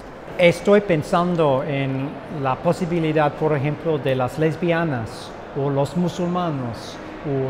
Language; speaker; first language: Spanish; non-native, fluent; English